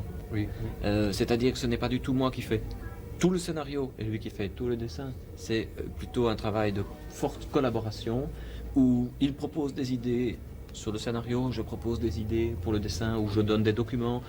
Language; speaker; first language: French; native; French